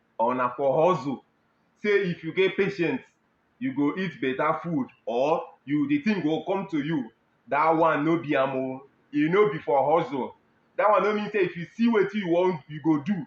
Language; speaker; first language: Nigerian Pidgin; non-native, local second language; Igbo